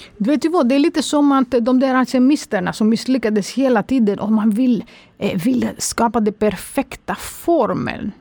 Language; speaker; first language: Swedish; non-native, fluent; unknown